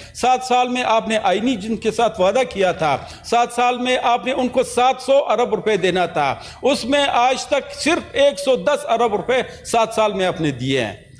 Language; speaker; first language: Urdu; non-native, local second language; Pashto